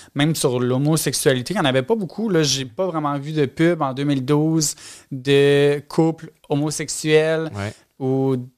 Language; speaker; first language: French; native; French